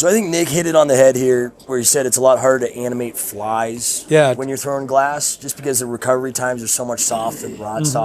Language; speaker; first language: English; native; English